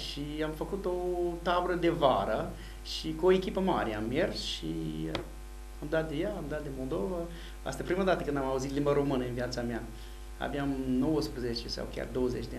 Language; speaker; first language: Romanian; non-native, fluent; English